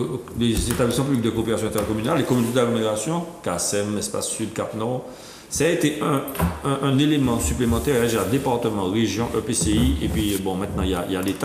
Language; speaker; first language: French; native; French